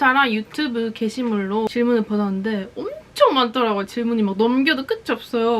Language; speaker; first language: Korean; native; Korean